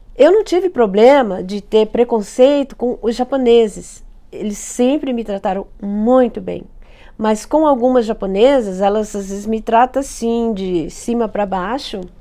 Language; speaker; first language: Portuguese; native; Portuguese